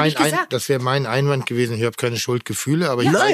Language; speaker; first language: German; native; German